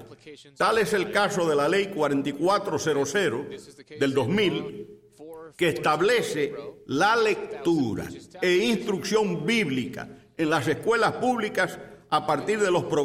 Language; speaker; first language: Spanish; native; Spanish